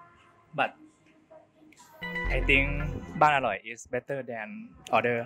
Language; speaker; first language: English; non-native, learner; Thai